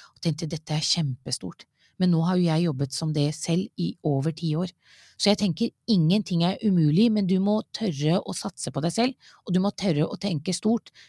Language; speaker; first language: Norwegian; early bilingual, other home language; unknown